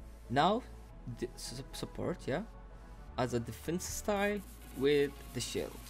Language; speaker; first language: English; non-native, fluent; Arabic